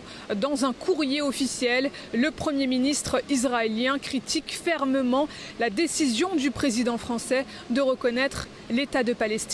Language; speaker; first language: French; native; French